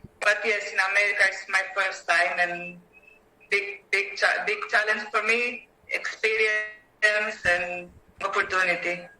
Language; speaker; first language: English; non-native, learner; Greek